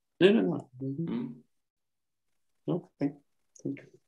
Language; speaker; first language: English; non-native, fluent; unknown